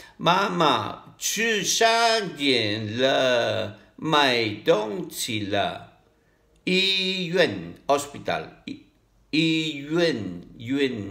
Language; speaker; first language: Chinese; non-native, learner; Italian